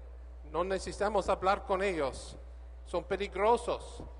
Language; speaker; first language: Spanish; non-native, learner; English